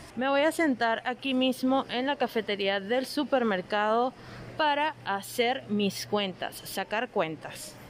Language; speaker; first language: Spanish; native; Spanish